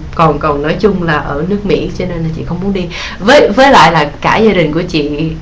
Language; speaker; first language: Vietnamese; early bilingual, heritage; Vietnamese